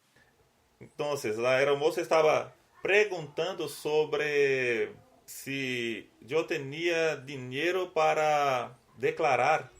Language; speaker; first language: Spanish; non-native, learner; Portuguese